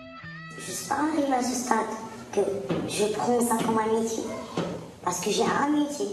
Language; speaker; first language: French; non-native, local second language; Arabic